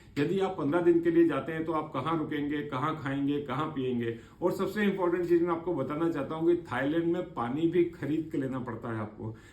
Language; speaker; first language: Hindi; native; Hindi